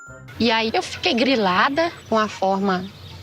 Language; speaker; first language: Portuguese; native; Portuguese